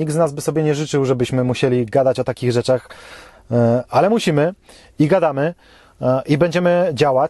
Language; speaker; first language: Polish; native; Polish